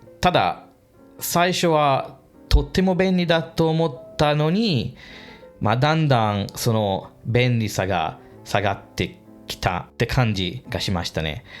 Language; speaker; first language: Japanese; non-native, fluent; English